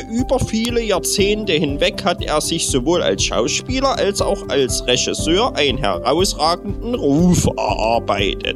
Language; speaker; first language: German; native; German